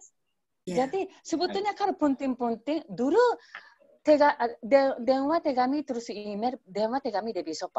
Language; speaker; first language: Indonesian; non-native, fluent; Japanese